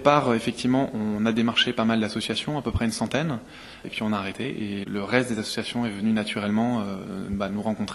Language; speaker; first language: French; native; French